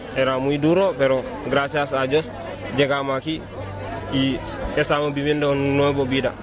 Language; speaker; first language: Spanish; non-native, learner; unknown